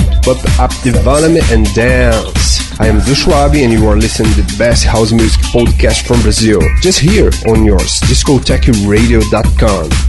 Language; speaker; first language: English; non-native, fluent; Portuguese